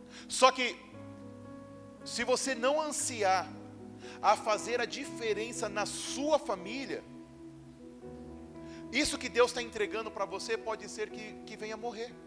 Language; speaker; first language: Portuguese; native; Portuguese